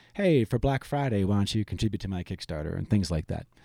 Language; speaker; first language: English; native; English